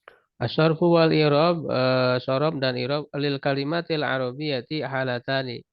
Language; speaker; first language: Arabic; non-native, fluent; Indonesian